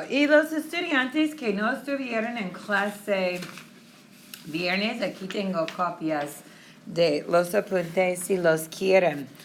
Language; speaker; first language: Spanish; non-native, fluent; English